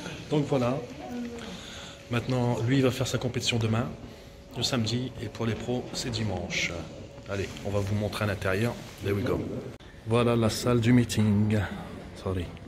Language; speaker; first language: French; non-native, local second language; Arabic